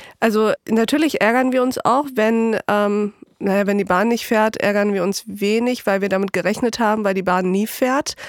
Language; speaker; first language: German; early bilingual, other home language; Turkish